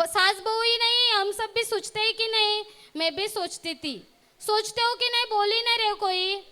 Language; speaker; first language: Hindi; non-native, local second language; Marathi